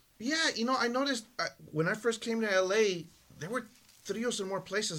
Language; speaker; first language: English; early bilingual, other home language; Spanish